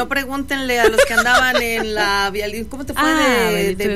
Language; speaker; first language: Spanish; native; Spanish